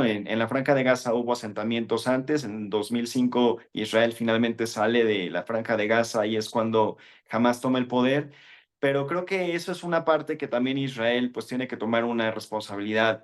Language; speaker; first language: Spanish; native; Spanish